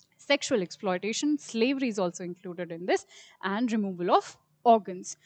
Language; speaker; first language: English; non-native, local second language; Hindi